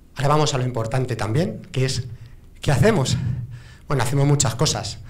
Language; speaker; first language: Spanish; native; Spanish